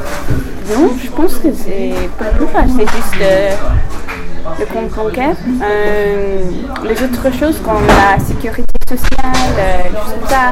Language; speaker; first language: French; non-native, learner; English